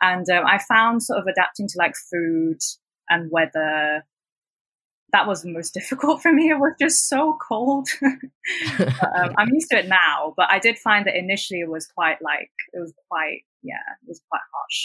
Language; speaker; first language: English; non-native, local second language; Cantonese